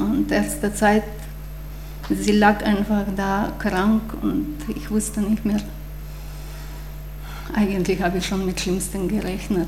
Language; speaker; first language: German; non-native, learner; Russian